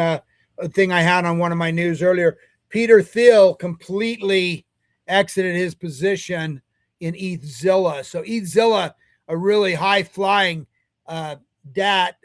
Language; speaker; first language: English; native; English